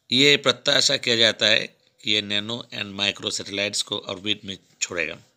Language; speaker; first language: Hindi; non-native, local second language; Bangla